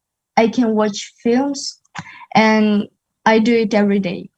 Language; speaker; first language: English; non-native, learner; Ukrainian